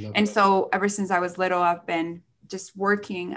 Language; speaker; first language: English; early bilingual, other home language; Spanish